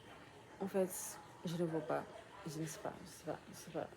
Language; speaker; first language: French; non-native, learner; English